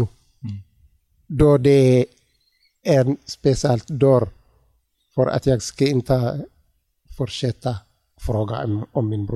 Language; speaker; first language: Swedish; non-native, learner; Tigrinya